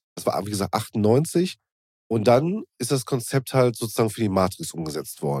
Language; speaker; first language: German; native; German